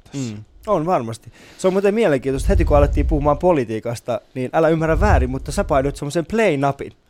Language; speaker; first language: Finnish; early bilingual, other home language; Persian